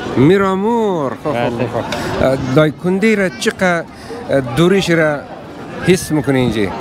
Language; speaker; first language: Persian; non-native, local second language; Pashto